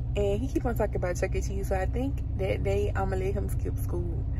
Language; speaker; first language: English; native; English